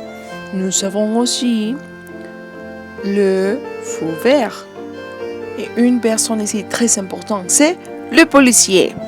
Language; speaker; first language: French; non-native, fluent; Spanish